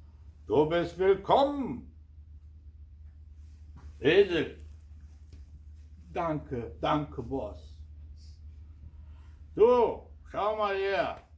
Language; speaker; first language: German; non-native, fluent; Kurdish